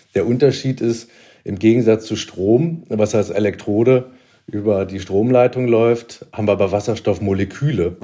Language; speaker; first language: German; native; German